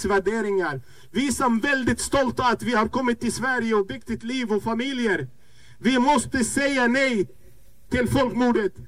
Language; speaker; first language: Swedish; non-native, fluent; Arabic